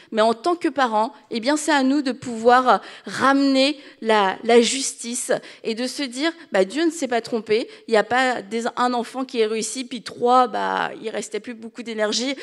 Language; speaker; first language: French; native; French